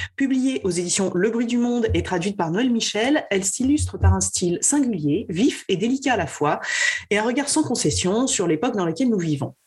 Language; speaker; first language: French; native; French